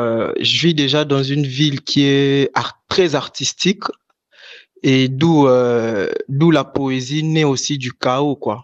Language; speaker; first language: French; non-native, local second language; Lingala